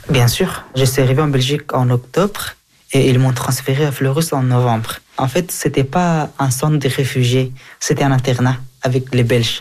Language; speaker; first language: French; early bilingual, other home language; Persian